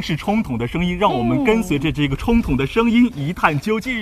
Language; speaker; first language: Chinese; native; Chinese